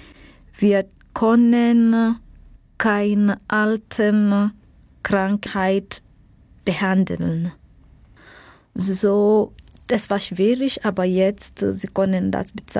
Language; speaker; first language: German; non-native, fluent; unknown